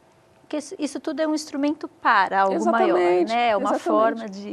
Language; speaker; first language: Portuguese; native; Portuguese